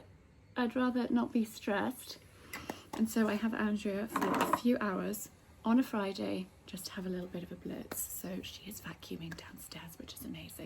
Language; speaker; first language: English; native; English